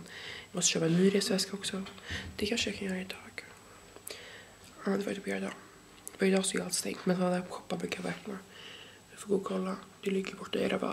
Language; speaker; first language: Swedish; native; Swedish